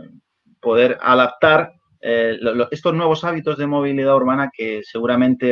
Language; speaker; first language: Spanish; native; Spanish